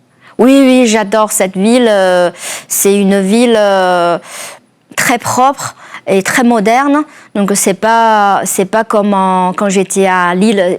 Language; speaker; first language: French; non-native, fluent; Chinese